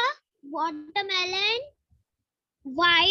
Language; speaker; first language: English; non-native, learner; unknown